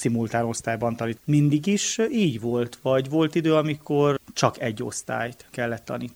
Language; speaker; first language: Hungarian; native; Hungarian